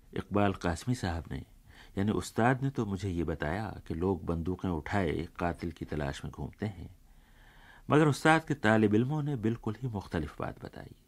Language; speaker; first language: Urdu; native; Urdu